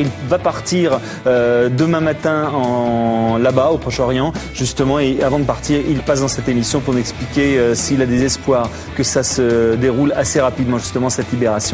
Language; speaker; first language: French; native; French